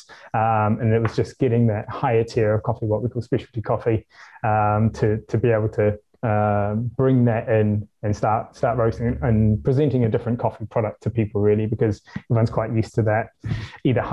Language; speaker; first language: English; native; English